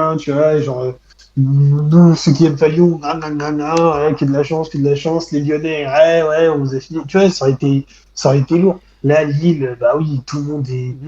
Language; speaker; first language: French; native; French